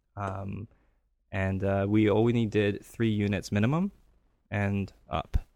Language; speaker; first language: English; early bilingual, other home language; Greek